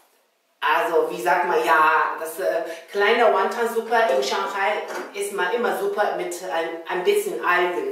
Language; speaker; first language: German; non-native, learner; Chinese